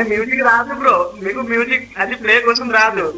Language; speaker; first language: Telugu; non-native, local second language; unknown